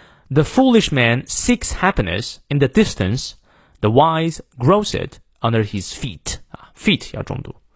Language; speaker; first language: English; non-native, fluent; Chinese